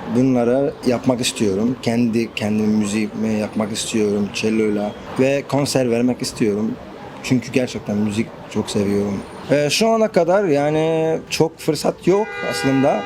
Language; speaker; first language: Turkish; non-native, learner; Arabic